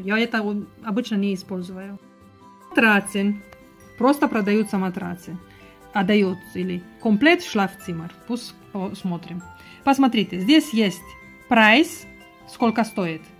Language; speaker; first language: Russian; non-native, learner; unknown